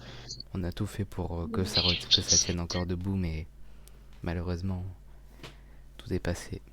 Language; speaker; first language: French; native; French